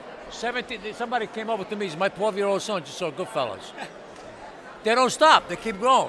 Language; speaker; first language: English; early bilingual, other home language; Sicilian